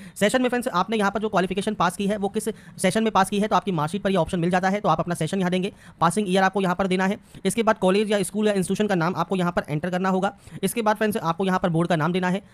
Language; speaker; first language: Hindi; native; Hindi